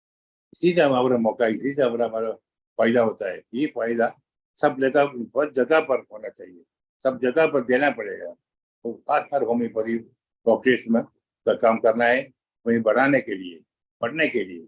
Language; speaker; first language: Hindi; non-native, local second language; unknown